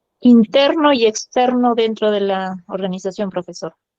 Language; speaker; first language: Spanish; native; Spanish